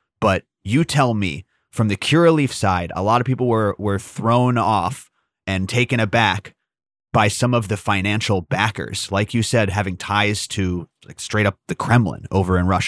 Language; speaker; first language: English; native; English